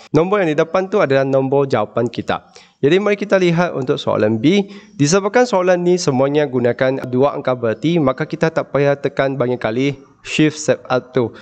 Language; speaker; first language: Malay; non-native, local second language; Chinese